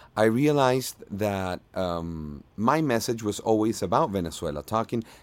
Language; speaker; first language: English; non-native, fluent; Spanish